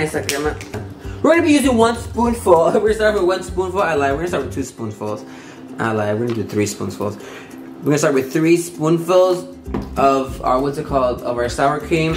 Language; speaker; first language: English; early bilingual, other home language; Spanish